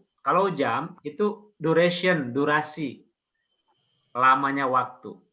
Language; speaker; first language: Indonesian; native; Indonesian